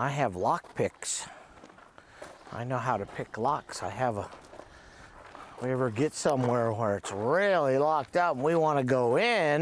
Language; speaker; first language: English; native; English